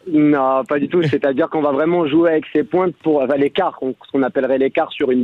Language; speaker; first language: French; native; French